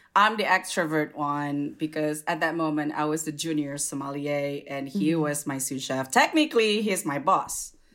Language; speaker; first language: English; non-native, fluent; Indonesian